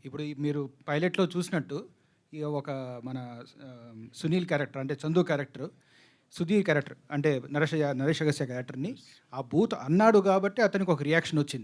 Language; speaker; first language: Telugu; native; Telugu